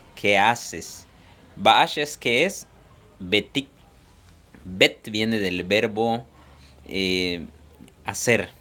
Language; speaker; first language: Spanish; non-native, local second language; Yucateco